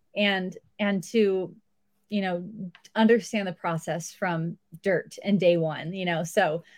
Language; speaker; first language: English; native; English